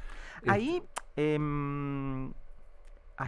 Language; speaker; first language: Spanish; native; Spanish